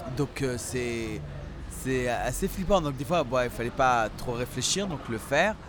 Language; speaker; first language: French; early bilingual, other home language; Central Atlas Tamazight